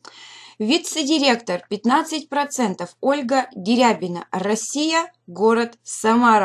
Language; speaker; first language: Russian; native; Russian